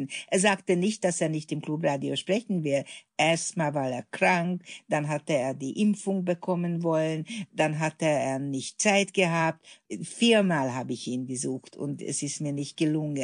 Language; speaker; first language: German; non-native, fluent; Hungarian